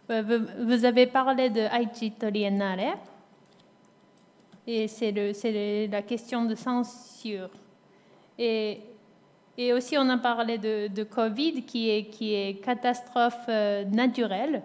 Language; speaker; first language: French; non-native, fluent; Japanese